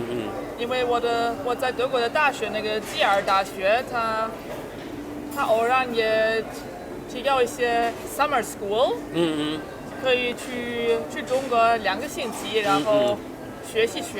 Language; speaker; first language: Chinese; non-native, fluent; German